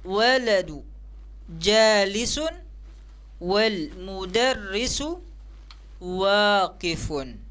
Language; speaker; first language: Arabic; non-native, fluent; Indonesian